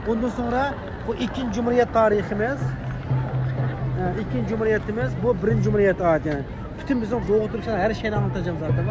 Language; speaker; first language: Turkish; non-native, learner; Uyghur